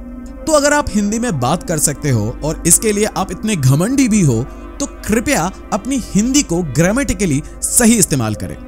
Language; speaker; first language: Hindi; non-native, local second language; Bangla